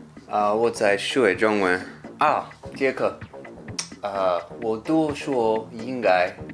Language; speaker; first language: Chinese; non-native, learner; English